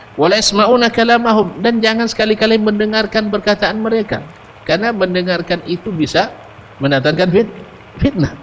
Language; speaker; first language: Malay; non-native, local second language; Minangkabau